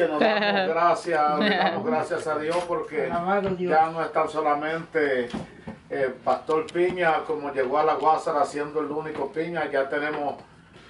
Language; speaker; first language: Spanish; native; Spanish